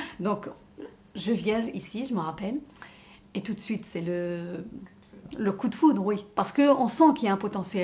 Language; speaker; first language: French; native; French